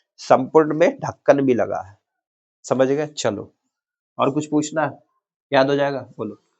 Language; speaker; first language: Hindi; native; Hindi